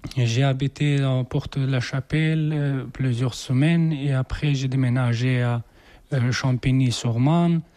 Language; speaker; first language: French; non-native, learner; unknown